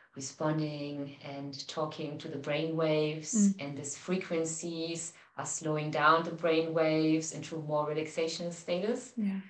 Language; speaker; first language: English; non-native, fluent; German